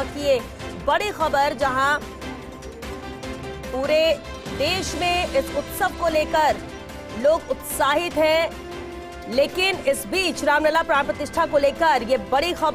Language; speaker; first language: Hindi; native; Hindi